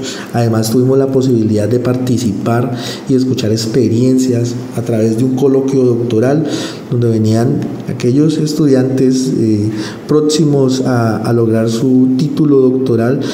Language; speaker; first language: Spanish; native; Spanish